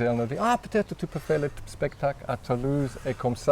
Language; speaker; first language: French; non-native, fluent; English